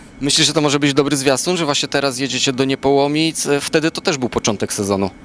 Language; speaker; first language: Polish; native; Polish